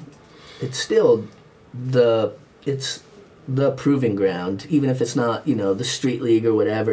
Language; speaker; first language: English; native; English